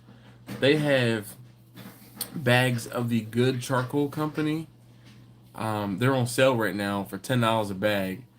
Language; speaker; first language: English; native; English